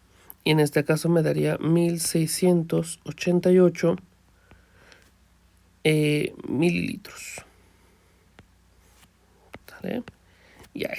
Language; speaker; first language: Spanish; native; Spanish